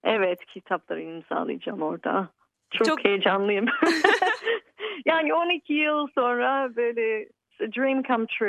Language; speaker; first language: Turkish; early bilingual, heritage; Turkish